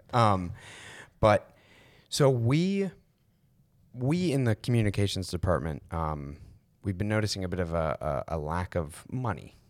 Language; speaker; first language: English; native; English